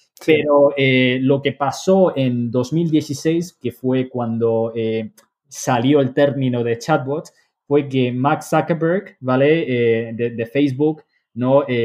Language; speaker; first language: Spanish; non-native, fluent; Chinese